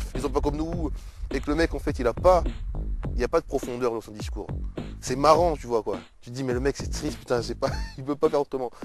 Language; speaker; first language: French; native; French